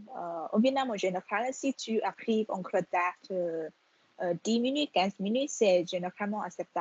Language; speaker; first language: French; non-native, fluent; Vietnamese